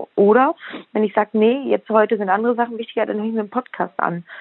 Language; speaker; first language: German; native; German